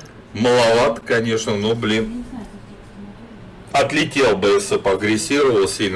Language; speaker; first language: Russian; native; Russian